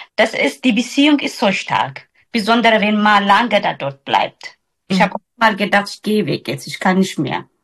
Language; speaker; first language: German; non-native, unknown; Somali